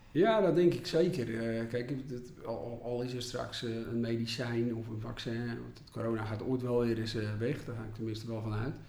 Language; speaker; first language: Dutch; native; Dutch